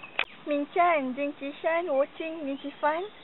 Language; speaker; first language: Chinese; non-native, learner; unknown